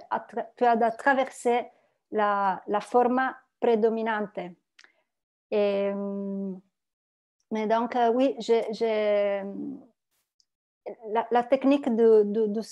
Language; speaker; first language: French; non-native, learner; Italian